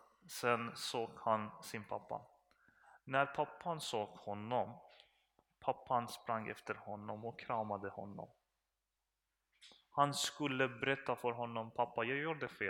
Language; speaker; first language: Swedish; non-native, learner; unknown